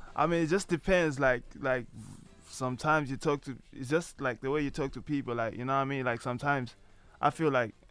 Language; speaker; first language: English; non-native, local second language; Nyanja